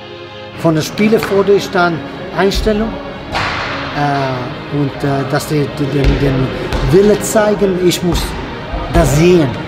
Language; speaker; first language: German; non-native, fluent; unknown